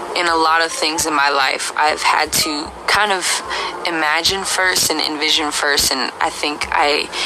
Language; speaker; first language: English; native; English